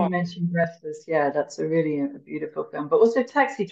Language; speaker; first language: English; native; English